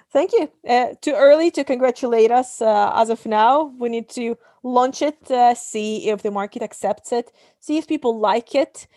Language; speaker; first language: English; non-native, fluent; Russian